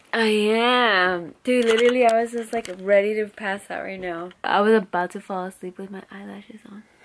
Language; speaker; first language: English; early bilingual, other home language; Spanish